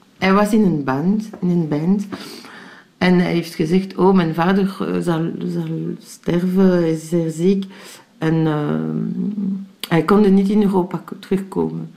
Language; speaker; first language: Dutch; non-native, local second language; French